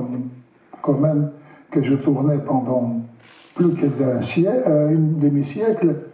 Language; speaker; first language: French; non-native, learner; Russian